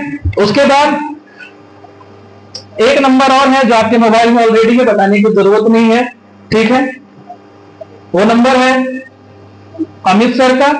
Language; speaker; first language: Hindi; native; Hindi